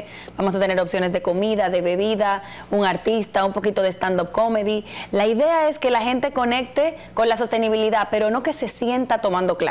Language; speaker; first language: Spanish; native; Spanish